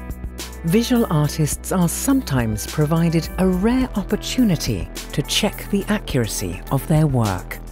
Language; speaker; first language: English; native; English